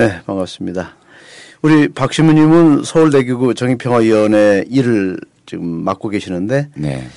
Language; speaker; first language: Korean; native; Korean